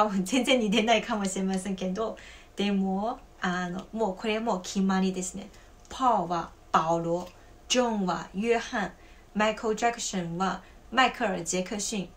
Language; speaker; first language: Japanese; non-native, fluent; Chinese